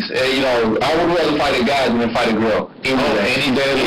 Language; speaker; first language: English; native; English